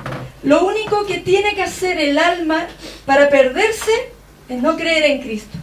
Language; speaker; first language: Spanish; native; Spanish